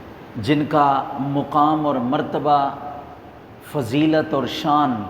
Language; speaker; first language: Urdu; native; Urdu